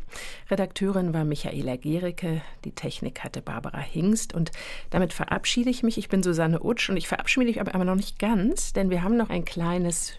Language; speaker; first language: German; native; German